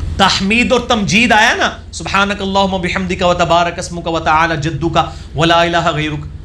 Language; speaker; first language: Urdu; non-native, local second language; Punjabi